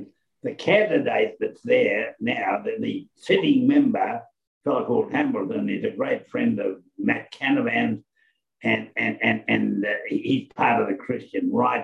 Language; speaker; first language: English; native; English